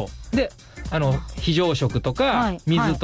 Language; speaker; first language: Japanese; native; Japanese